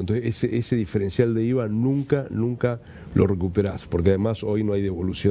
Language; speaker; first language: Spanish; native; Spanish